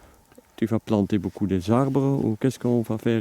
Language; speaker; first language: French; non-native, learner; Dutch